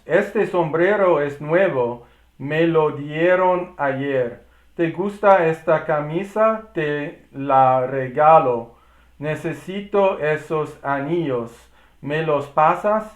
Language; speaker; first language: Spanish; non-native, learner; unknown